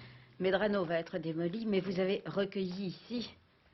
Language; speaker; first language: French; native; French